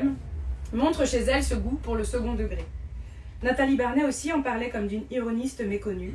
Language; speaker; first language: French; native; French